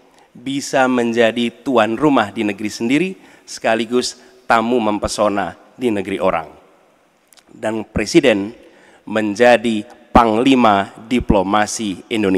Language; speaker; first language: Indonesian; native; Indonesian